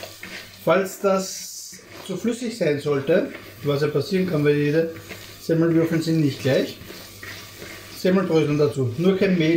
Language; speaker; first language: German; native; German